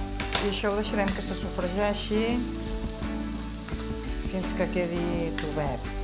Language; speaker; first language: Catalan; native; Catalan